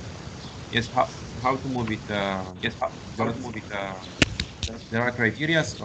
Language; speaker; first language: English; non-native, learner; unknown